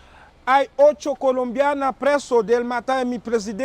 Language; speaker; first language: Spanish; non-native, learner; Haitian Creole